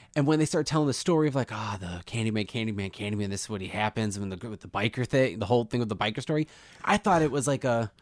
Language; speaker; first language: English; native; English